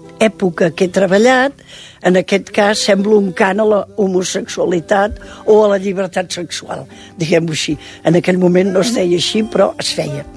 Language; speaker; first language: Catalan; native; Catalan